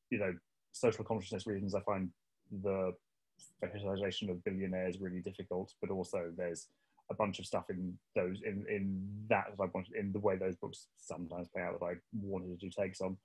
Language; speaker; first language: English; native; English